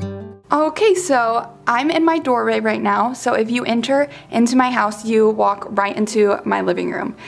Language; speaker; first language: English; native; English